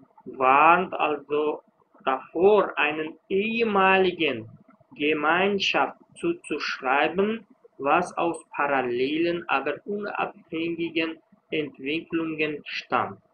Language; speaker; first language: German; non-native, fluent; Uzbek